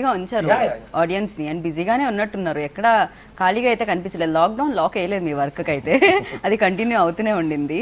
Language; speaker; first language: Telugu; native; Telugu